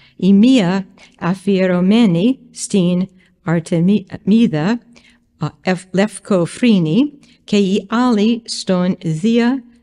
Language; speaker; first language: Greek; non-native, fluent; English